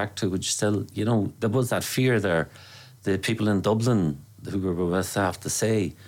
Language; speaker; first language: English; native; English